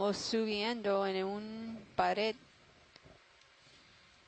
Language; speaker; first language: Spanish; non-native, learner; English